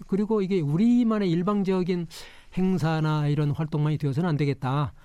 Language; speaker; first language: Korean; native; Korean